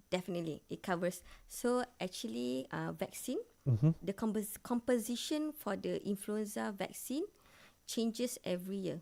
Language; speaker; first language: English; non-native, local second language; Malay